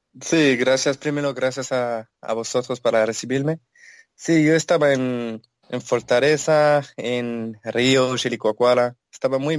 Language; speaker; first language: Portuguese; non-native, learner; French